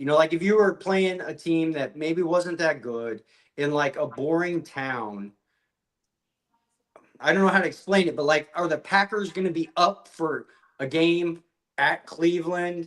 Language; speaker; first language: English; native; English